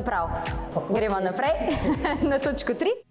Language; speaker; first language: Slovenian; native; Slovenian